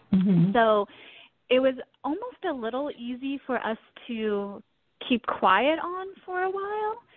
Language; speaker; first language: English; native; English